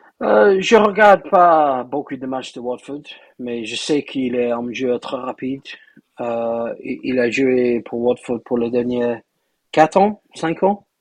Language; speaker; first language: French; non-native, fluent; English